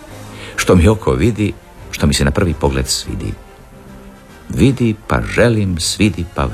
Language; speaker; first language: Serbian; native; Serbian